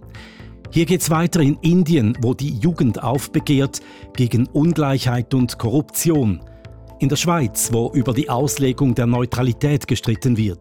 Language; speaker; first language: German; native; German